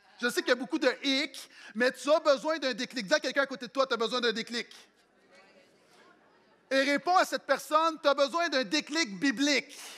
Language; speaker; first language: French; native; French